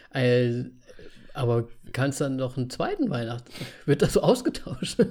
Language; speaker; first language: German; native; German